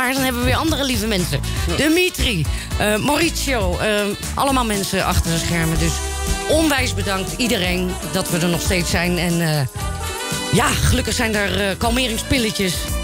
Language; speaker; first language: Dutch; native; Dutch